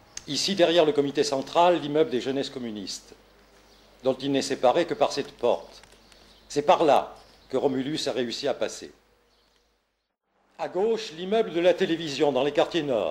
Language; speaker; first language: French; native; French